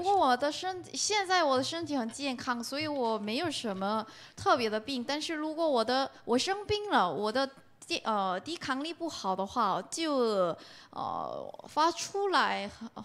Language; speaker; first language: Chinese; non-native, learner; Korean